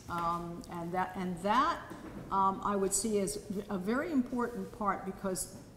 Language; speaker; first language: English; native; English